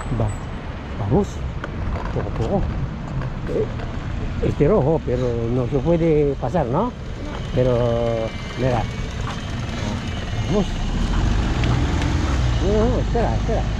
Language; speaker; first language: Spanish; non-native, learner; Filipino